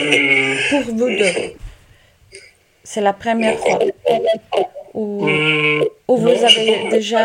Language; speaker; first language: French; non-native, learner; Italian